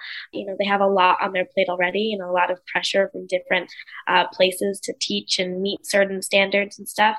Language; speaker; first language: English; native; English